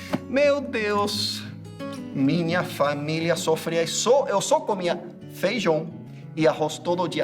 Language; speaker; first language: Portuguese; non-native, fluent; English